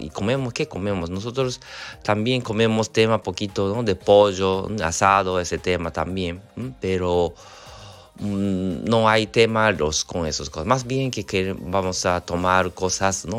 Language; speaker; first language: Spanish; non-native, learner; Japanese